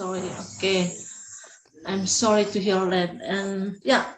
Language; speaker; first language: English; non-native, fluent; Indonesian